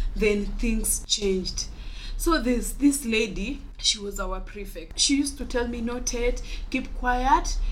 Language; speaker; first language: English; non-native, local second language; Luo (Kenya and Tanzania)